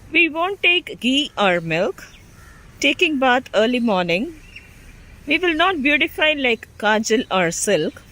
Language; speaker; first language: English; non-native, local second language; Tamil